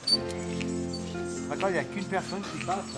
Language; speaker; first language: French; non-native, learner; Hindi